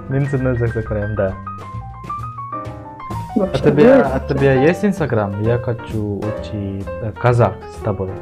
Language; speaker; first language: Russian; non-native, learner; Indonesian